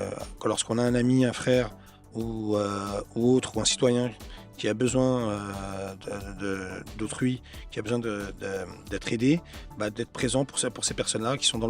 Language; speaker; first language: French; native; French